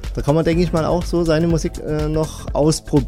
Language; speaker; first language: German; native; German